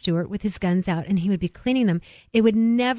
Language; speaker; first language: English; native; English